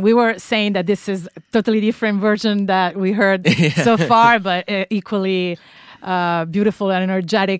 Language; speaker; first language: English; non-native, fluent; Italian